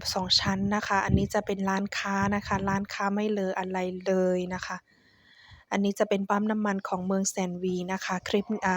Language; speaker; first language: Thai; non-native, local second language; Shan